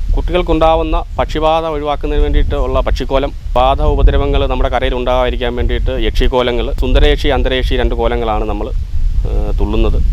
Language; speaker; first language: Malayalam; native; Malayalam